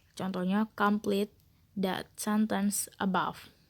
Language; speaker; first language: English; non-native, learner; Indonesian